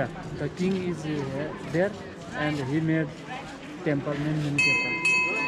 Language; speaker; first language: English; non-native, learner; Nepali